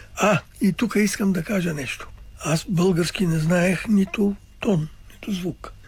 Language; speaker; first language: Bulgarian; early bilingual, other home language; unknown